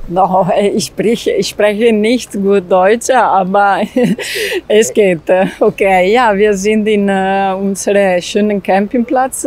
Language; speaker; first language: German; non-native, learner; Italian